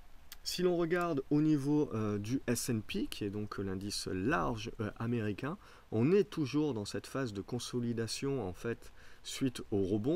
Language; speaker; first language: French; native; French